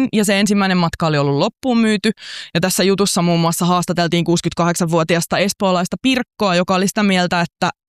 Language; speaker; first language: Finnish; native; Finnish